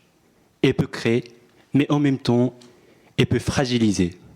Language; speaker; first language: French; non-native, fluent; Japanese